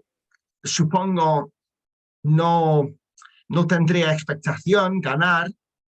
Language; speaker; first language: Spanish; non-native, learner; English